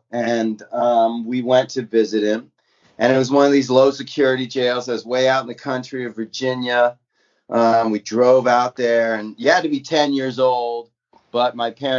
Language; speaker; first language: English; native; English